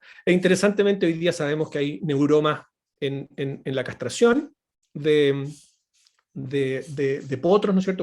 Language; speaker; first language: Spanish; native; Spanish